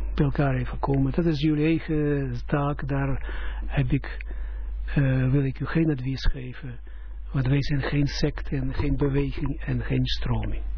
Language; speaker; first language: Dutch; non-native, fluent; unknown